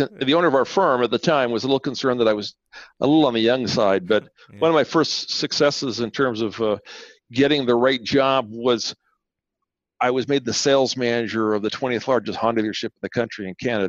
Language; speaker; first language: English; non-native, fluent; Spanish